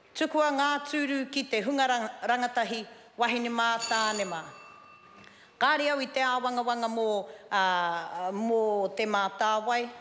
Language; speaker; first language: Māori; non-native, local second language; English